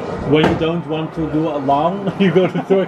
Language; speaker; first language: English; non-native, fluent; Turkish